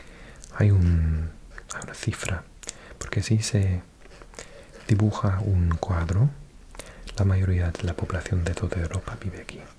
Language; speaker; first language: Spanish; non-native, fluent; English